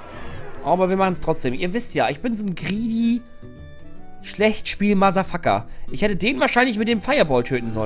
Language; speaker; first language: German; native; German